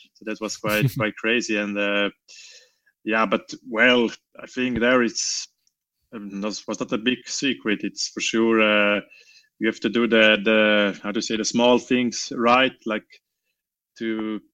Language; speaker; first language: English; non-native, learner; Romansh